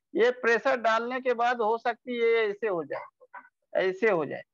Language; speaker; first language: Hindi; non-native, local second language; Bangla